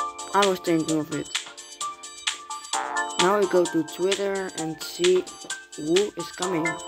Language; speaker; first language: English; non-native, learner; Dutch